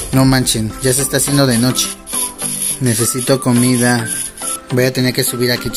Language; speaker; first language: Spanish; native; Spanish